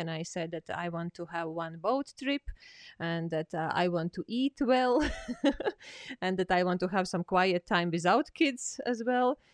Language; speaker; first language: English; non-native, fluent; Latvian